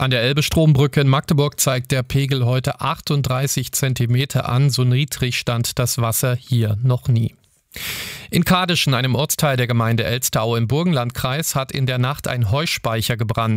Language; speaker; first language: German; native; German